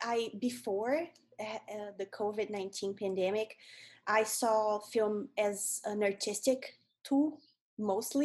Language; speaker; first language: English; non-native, fluent; Portuguese